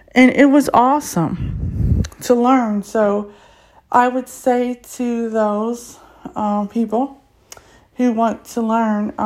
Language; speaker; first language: English; native; English